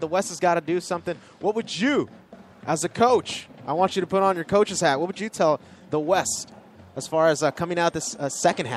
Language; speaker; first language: English; native; English